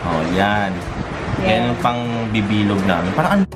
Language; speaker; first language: Filipino; native; Filipino